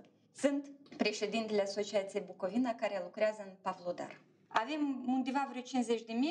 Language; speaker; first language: Romanian; non-native, local second language; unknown